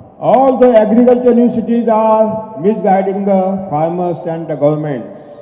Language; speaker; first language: English; non-native, local second language; Marathi